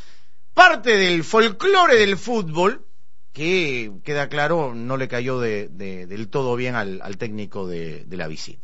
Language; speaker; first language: Spanish; native; Spanish